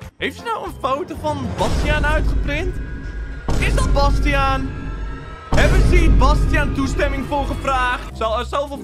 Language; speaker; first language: Dutch; native; Dutch